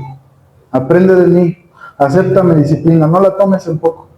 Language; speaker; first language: Spanish; native; Spanish